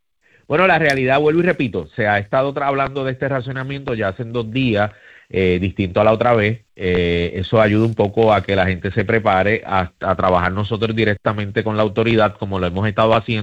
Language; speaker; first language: Spanish; native; Spanish